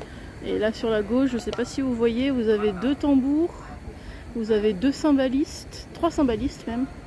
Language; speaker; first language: French; native; French